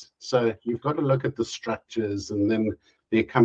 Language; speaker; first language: English; native; English